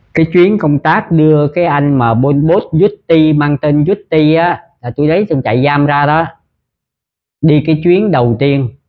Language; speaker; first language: Vietnamese; early bilingual, heritage; Vietnamese